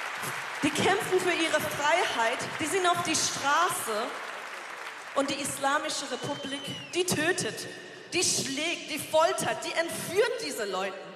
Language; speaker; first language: German; non-native, fluent; Persian